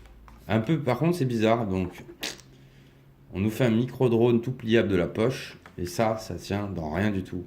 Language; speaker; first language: French; native; French